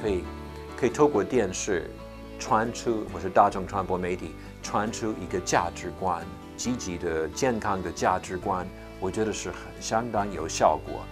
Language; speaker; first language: Chinese; non-native, fluent; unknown